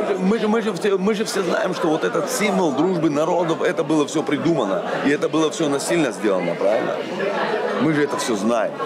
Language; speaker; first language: Russian; non-native, local second language; Georgian